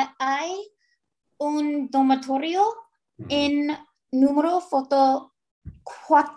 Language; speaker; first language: Spanish; non-native, learner; English